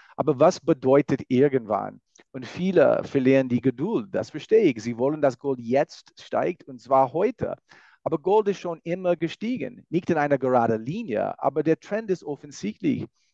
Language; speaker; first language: German; non-native, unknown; English